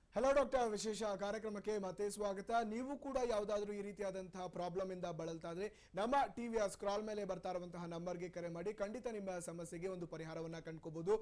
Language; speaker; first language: Kannada; non-native, local second language; Kodava